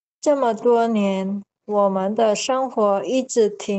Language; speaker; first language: Chinese; non-native, learner; Indonesian